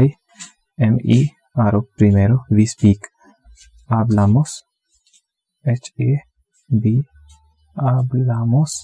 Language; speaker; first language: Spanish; non-native, learner; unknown